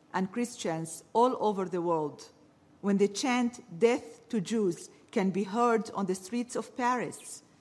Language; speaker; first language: English; early bilingual, other home language; Arabic